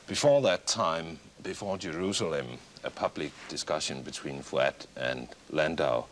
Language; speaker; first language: English; non-native, fluent; Danish